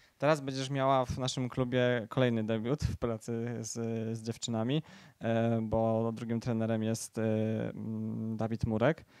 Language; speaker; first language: Polish; native; Polish